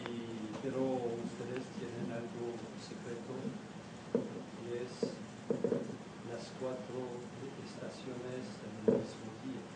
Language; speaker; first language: Spanish; non-native, fluent; French